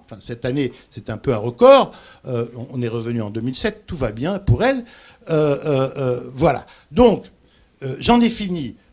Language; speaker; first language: French; native; French